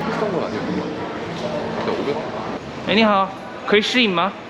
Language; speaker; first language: Chinese; non-native, fluent; Korean